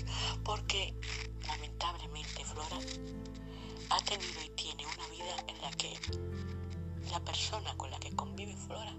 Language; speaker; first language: Spanish; native; Spanish